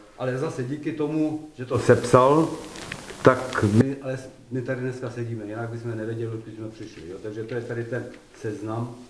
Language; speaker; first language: Czech; early bilingual, heritage; Czech